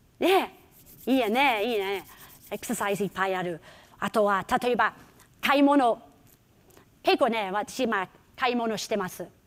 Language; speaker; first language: Japanese; non-native, fluent; English